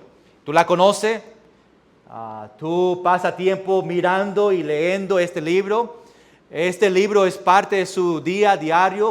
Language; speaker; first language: Spanish; early bilingual, heritage; English